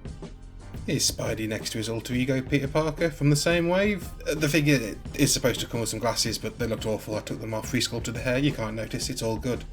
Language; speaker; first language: English; native; English